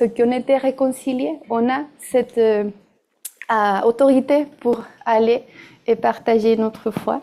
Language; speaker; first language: French; non-native, fluent; Spanish